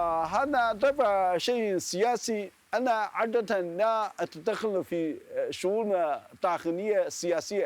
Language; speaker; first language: Arabic; non-native, fluent; Chinese